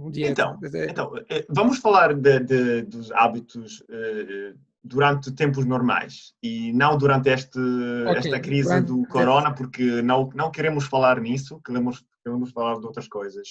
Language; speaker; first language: Portuguese; non-native, fluent; Italian